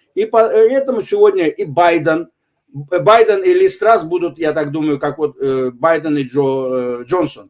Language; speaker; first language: Russian; non-native, local second language; Azerbaijani